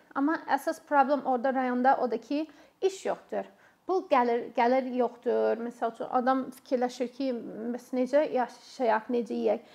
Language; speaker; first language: Azerbaijani; non-native, fluent; English